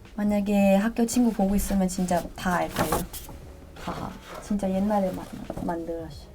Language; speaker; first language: Korean; non-native, fluent; Thai